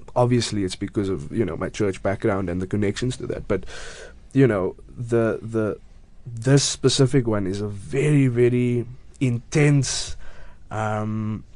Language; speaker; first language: English; native; English